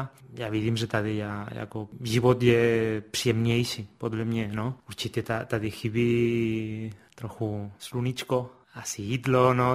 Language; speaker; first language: Czech; non-native, fluent; Spanish